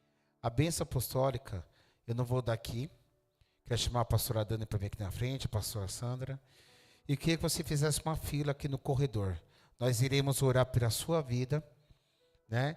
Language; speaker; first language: Portuguese; native; Portuguese